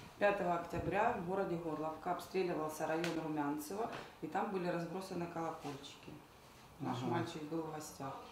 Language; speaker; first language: Russian; native; Russian